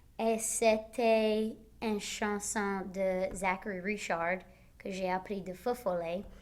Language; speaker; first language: French; non-native, local second language; English